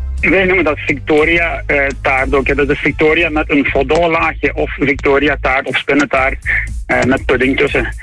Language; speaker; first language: Dutch; native; Dutch